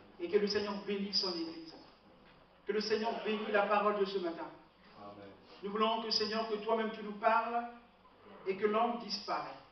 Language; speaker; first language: French; non-native, local second language; Lingala